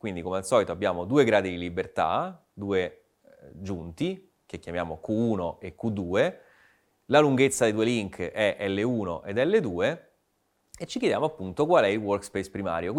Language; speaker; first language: Italian; native; Italian